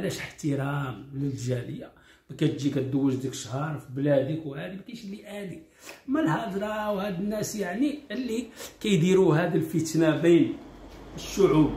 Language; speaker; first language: Arabic; native; Arabic